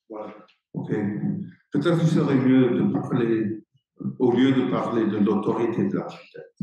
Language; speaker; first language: French; non-native, fluent; English